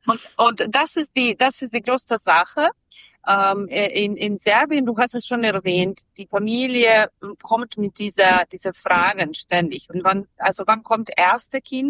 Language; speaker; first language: German; non-native, learner; Serbian